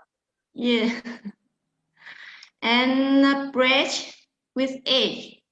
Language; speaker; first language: English; non-native, learner; Vietnamese